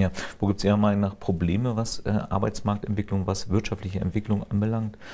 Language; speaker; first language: German; native; German